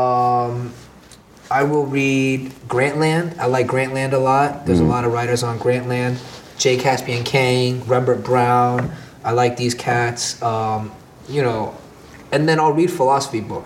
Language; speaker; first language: English; native; English